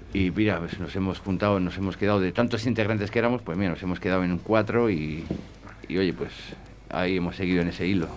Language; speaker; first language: Spanish; native; Spanish